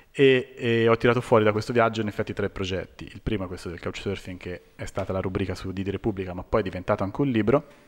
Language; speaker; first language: Italian; native; Italian